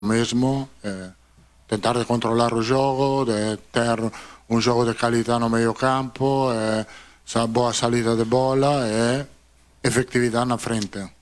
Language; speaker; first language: Portuguese; non-native, learner; Italian